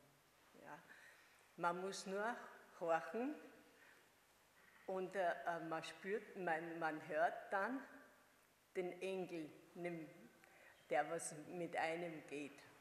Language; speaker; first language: German; non-native, fluent; Hungarian